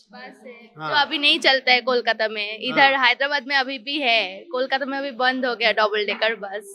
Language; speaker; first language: Hindi; non-native, local second language; Bangla